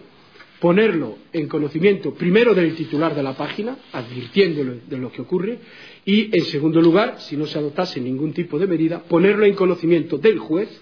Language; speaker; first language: Spanish; native; Spanish